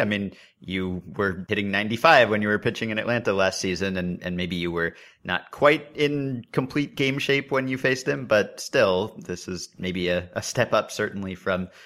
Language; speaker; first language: English; native; English